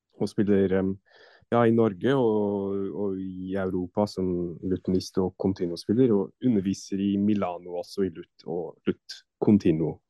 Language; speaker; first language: Norwegian; non-native, fluent; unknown